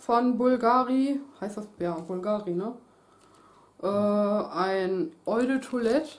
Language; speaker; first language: German; native; German